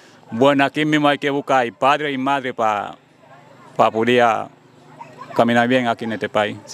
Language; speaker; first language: Spanish; non-native, fluent; Haitian Creole